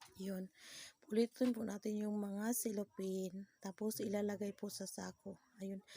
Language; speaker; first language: Filipino; non-native, local second language; Cebuano